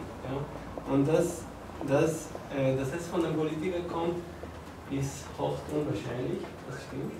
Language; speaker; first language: German; non-native, fluent; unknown